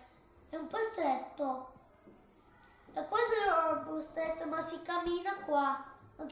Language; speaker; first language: Italian; early bilingual, other home language; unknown